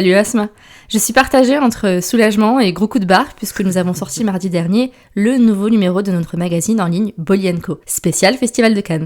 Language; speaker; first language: French; native; French